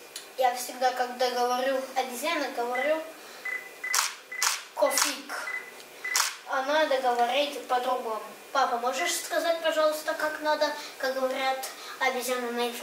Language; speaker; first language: Russian; early bilingual, heritage; Russian